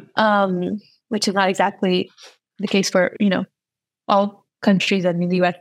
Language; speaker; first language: English; non-native, fluent; Portuguese